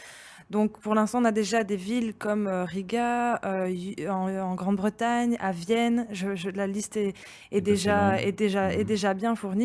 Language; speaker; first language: French; native; French